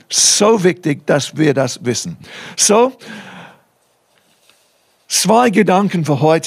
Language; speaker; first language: German; non-native, fluent; English